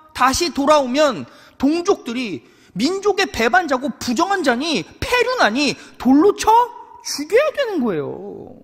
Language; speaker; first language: Korean; native; Korean